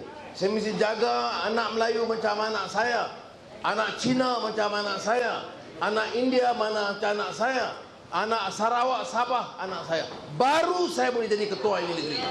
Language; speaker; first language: Malay; native; Malay